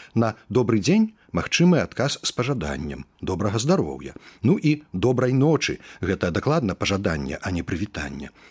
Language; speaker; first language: Belarusian; native; Belarusian